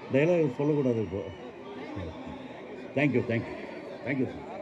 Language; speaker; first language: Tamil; non-native, local second language; Telugu